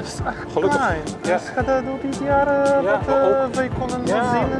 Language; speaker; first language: Dutch; non-native, learner; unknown